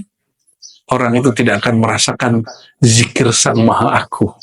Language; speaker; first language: Indonesian; native; Indonesian